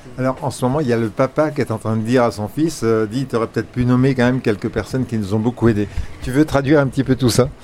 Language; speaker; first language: French; native; French